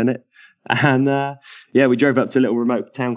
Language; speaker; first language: English; native; English